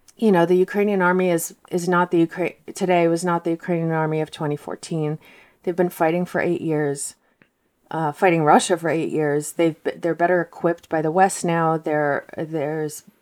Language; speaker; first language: English; early bilingual, heritage; Russian